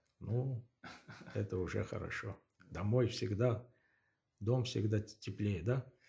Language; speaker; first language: Russian; non-native, local second language; Armenian